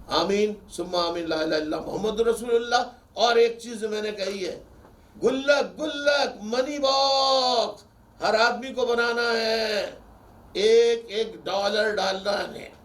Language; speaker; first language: Urdu; native; Urdu